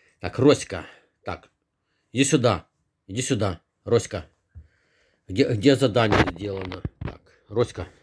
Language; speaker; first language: Russian; native; Russian